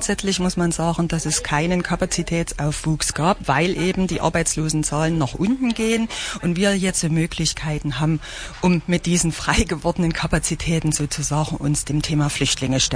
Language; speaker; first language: German; native; German